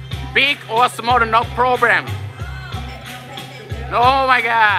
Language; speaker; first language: English; non-native, learner; Japanese